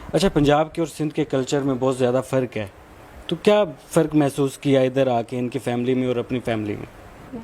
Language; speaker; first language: Urdu; native; Urdu